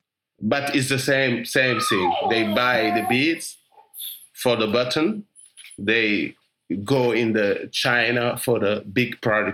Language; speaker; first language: English; non-native, learner; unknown